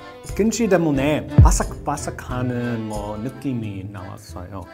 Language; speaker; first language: Korean; non-native, learner; English